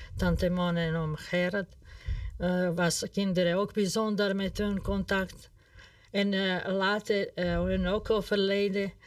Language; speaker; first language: Dutch; non-native, learner; Serbian